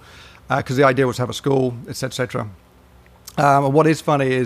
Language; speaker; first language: English; native; English